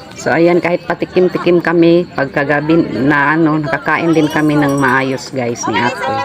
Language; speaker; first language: Filipino; non-native, local second language; Cebuano